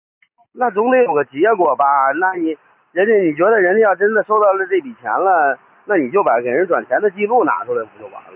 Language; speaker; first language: Chinese; native; Chinese